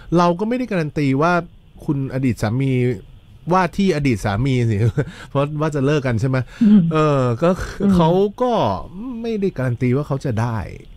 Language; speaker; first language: Thai; native; Thai